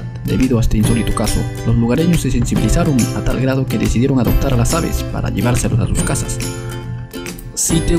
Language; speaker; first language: Spanish; native; Spanish